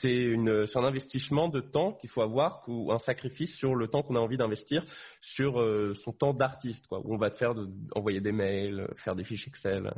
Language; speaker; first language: French; native; French